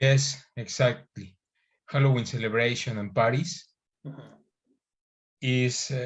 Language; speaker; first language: English; non-native, learner; Spanish